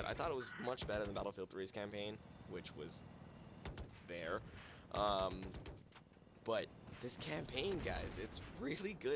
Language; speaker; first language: English; native; English